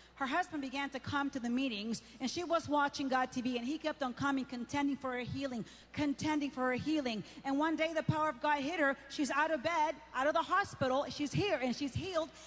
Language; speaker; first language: English; native; English